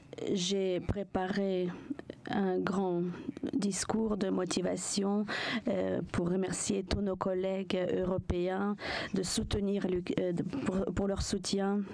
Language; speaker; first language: French; non-native, fluent; Ukrainian